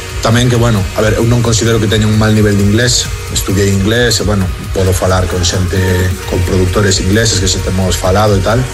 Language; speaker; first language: Galician; non-native, local second language; Spanish